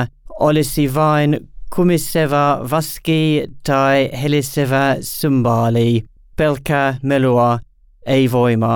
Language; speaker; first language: Finnish; non-native, learner; English